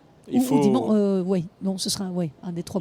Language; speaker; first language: French; native; French